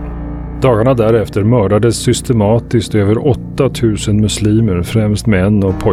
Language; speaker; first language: Swedish; native; Swedish